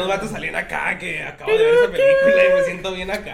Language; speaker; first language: Spanish; native; Spanish